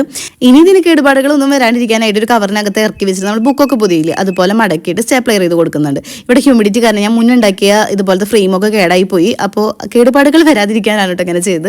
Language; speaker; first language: Malayalam; native; Malayalam